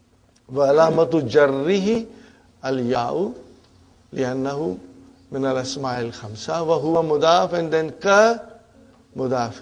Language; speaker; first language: Arabic; non-native, fluent; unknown